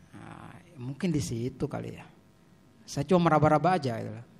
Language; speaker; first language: Indonesian; native; Indonesian